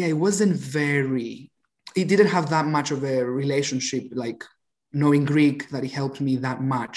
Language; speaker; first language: English; non-native, fluent; Greek